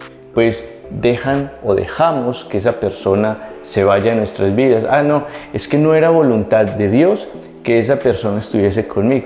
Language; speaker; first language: Spanish; native; Spanish